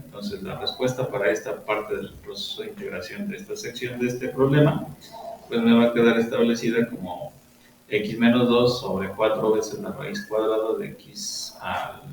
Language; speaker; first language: Spanish; native; Spanish